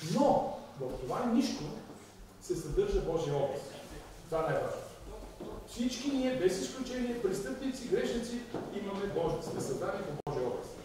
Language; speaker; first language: Bulgarian; native; Bulgarian